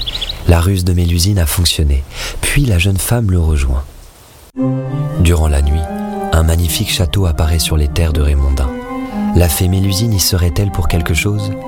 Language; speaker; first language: French; native; French